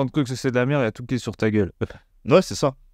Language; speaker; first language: French; native; French